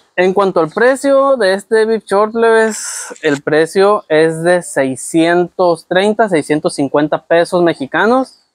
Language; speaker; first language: Spanish; native; Spanish